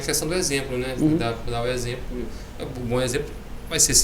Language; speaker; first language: Portuguese; native; Portuguese